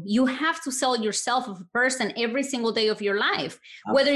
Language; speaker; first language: English; non-native, fluent; Spanish